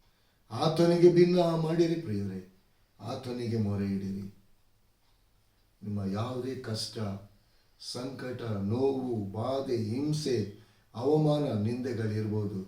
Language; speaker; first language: Kannada; native; Kannada